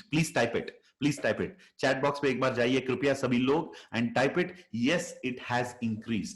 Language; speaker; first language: Hindi; native; Hindi